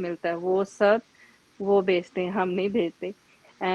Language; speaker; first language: Hindi; non-native, local second language; Punjabi